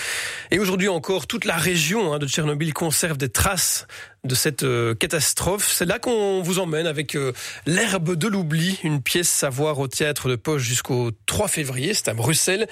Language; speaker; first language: French; native; French